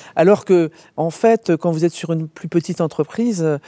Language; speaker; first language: French; native; French